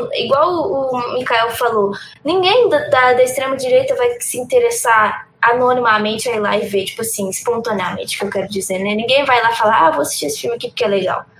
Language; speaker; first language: Portuguese; early bilingual, heritage; Portuguese